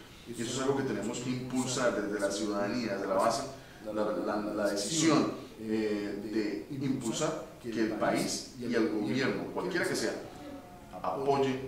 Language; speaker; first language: Spanish; native; Spanish